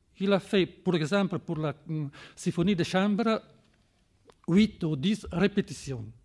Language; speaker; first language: French; non-native, fluent; Italian